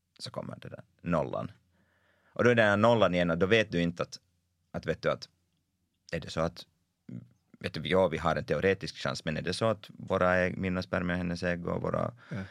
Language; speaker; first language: Swedish; native; Swedish